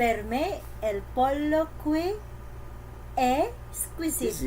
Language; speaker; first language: Italian; non-native, learner; Filipino